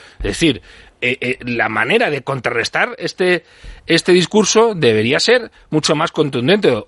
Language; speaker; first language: Spanish; native; Spanish